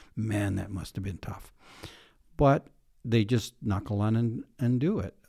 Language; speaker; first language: English; native; English